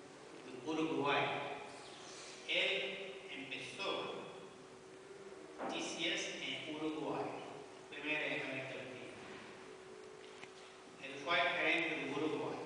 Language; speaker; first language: Spanish; non-native, learner; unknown